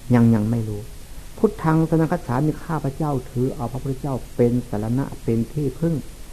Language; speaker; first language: Thai; non-native, local second language; Lao